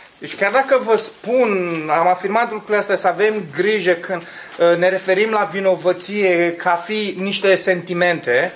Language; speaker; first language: Romanian; native; Romanian